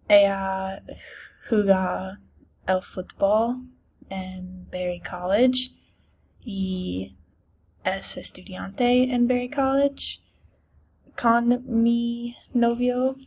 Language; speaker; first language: Spanish; non-native, learner; English